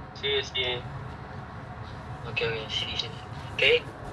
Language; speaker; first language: English; non-native, learner; Indonesian